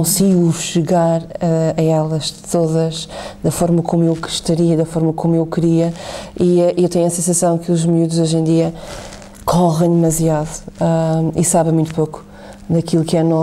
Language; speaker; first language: Portuguese; native; Portuguese